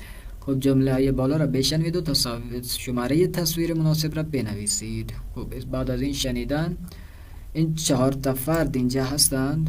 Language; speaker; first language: Persian; non-native, fluent; Urdu